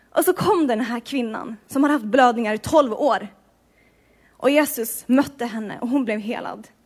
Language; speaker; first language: Swedish; native; Swedish